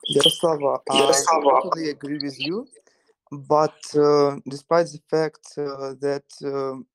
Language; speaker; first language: English; non-native, fluent; Ukrainian